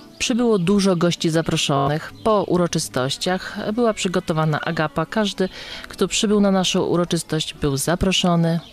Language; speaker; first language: Polish; native; Polish